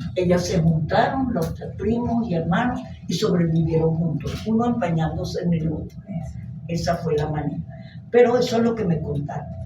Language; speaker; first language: Spanish; early bilingual, other home language; Hebrew